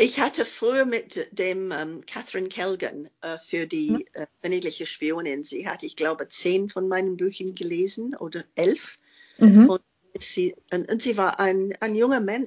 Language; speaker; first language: German; non-native, fluent; English